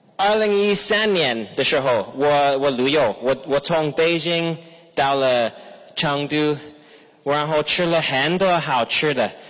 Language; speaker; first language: Chinese; non-native, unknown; English